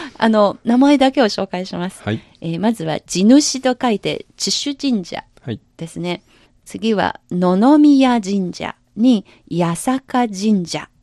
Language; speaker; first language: Japanese; non-native, fluent; Chinese